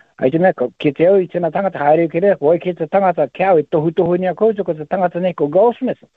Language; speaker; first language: Māori; native; Māori